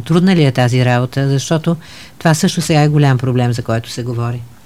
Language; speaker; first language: Bulgarian; native; Bulgarian